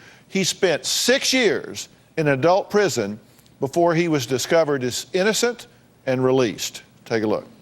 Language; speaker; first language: English; native; English